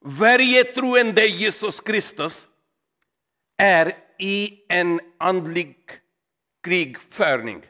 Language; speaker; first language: Swedish; non-native, learner; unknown